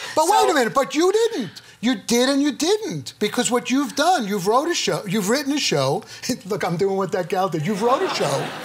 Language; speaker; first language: English; native; English